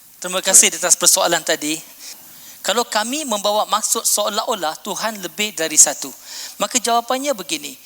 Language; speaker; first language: Malay; non-native, local second language; Punjabi